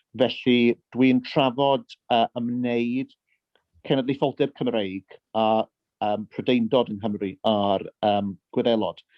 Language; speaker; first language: Welsh; early bilingual, heritage; Welsh